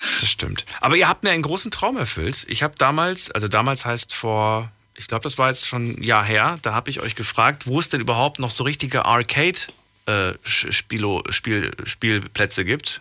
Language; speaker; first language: German; native; German